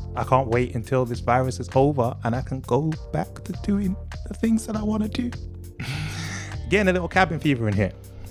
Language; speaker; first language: English; native; English